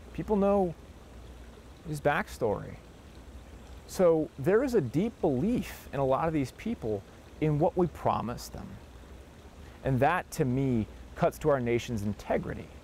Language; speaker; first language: English; native; English